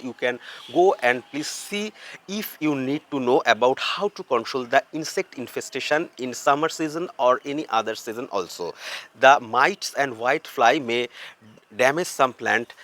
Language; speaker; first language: English; non-native, local second language; Bangla